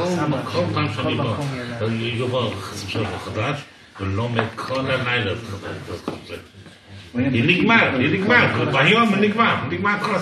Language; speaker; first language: Hebrew; non-native, learner; English